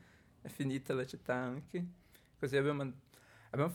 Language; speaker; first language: Italian; non-native, learner; Portuguese